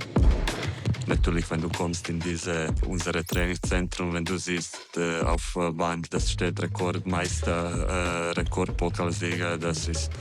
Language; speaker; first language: German; non-native, fluent; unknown